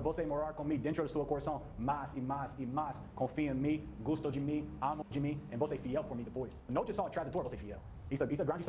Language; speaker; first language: Portuguese; non-native, learner; English